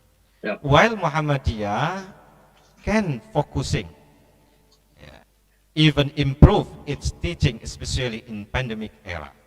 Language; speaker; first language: English; non-native, learner; Indonesian